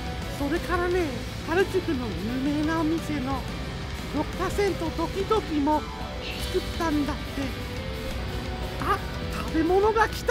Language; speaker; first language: Japanese; non-native, fluent; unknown